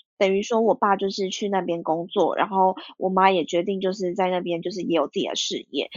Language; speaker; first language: Chinese; early bilingual, heritage; Chinese